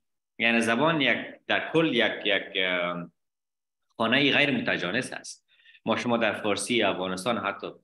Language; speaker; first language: Persian; native; Persian